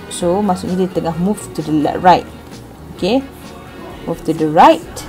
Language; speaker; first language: English; non-native, local second language; Malay